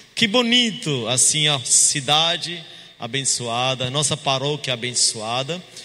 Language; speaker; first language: Portuguese; non-native, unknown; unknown